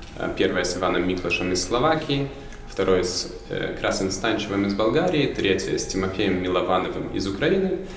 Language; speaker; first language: Russian; native; Russian